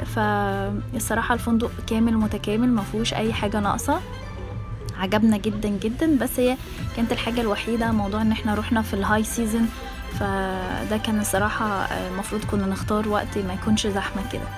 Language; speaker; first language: Arabic; native; Arabic